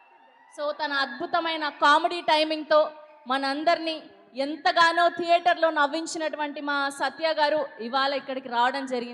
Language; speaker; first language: Telugu; native; Telugu